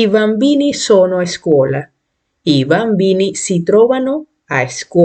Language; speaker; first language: Italian; non-native, fluent; Spanish